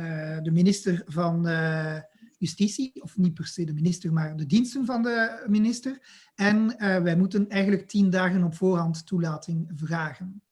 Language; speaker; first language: Dutch; non-native, local second language; French